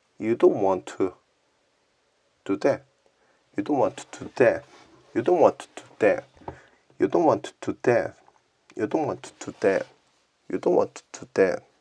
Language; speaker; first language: English; non-native, learner; Korean